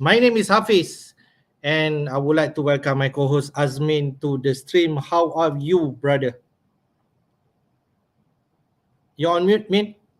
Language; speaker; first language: English; non-native, local second language; Malay